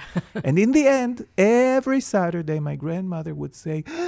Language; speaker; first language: English; non-native, fluent; Hebrew